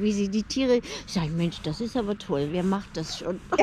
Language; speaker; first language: German; native; German